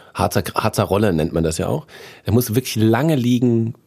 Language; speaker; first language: German; native; German